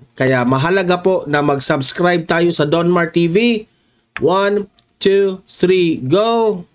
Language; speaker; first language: Filipino; non-native, local second language; Cebuano